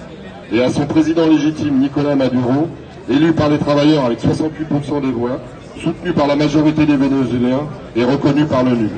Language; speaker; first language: French; native; French